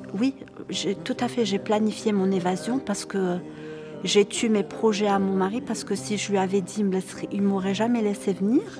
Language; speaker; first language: French; non-native, local second language; Arabic